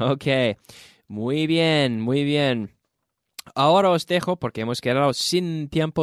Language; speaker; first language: Spanish; non-native, fluent; English